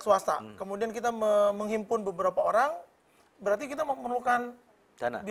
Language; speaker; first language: Indonesian; native; Indonesian